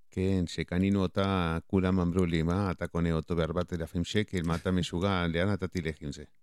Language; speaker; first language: Hebrew; non-native, fluent; Spanish